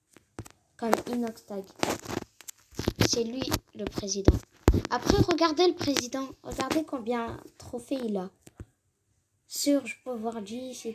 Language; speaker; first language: French; native; French